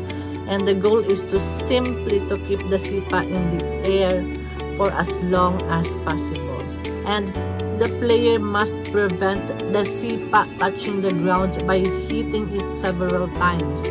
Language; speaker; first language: English; non-native, local second language; Cebuano